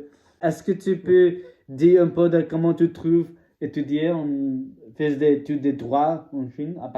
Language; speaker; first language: French; non-native, learner; English